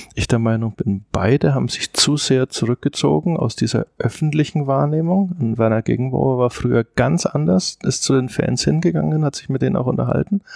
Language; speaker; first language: German; native; German